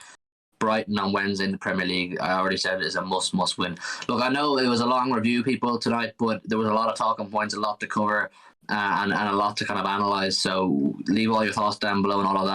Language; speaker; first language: English; native; English